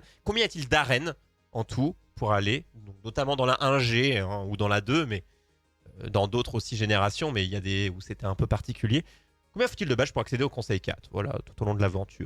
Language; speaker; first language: French; native; French